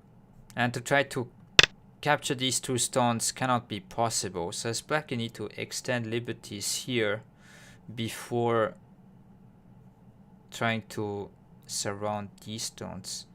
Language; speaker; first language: English; non-native, fluent; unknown